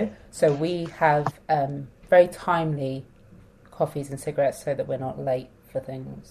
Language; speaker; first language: English; native; English